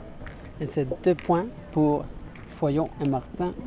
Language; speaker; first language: French; non-native, learner; English